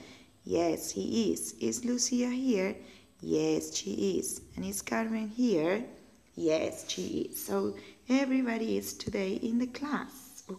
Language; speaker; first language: English; non-native, learner; Spanish